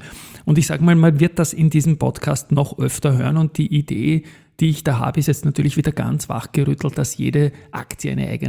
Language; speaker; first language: German; native; German